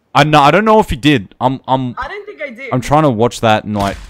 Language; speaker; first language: English; native; English